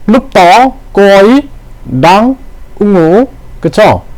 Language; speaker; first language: Vietnamese; non-native, learner; Korean